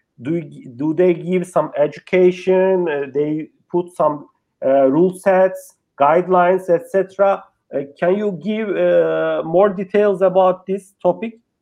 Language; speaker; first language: English; non-native, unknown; Turkish